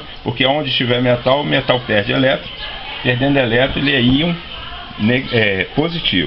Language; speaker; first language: Portuguese; native; Portuguese